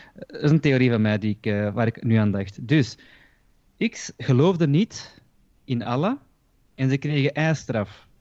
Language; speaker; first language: Dutch; early bilingual, other home language; Turkish